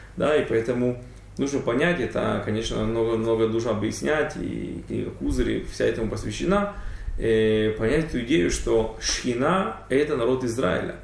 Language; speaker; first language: Russian; early bilingual, heritage; Russian